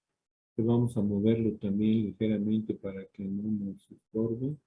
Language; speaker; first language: Spanish; native; Spanish